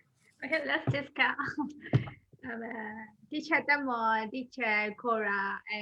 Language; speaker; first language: English; non-native, learner; Burmese